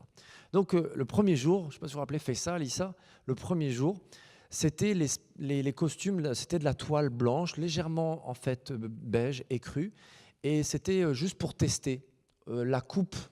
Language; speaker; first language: French; native; French